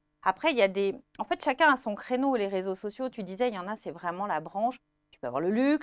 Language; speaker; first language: French; native; French